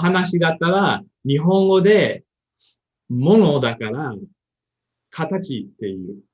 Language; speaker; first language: Japanese; non-native, learner; English